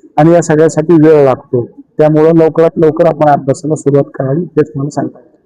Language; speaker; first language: Marathi; native; Marathi